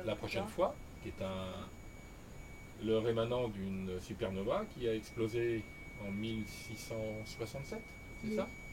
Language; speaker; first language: French; native; French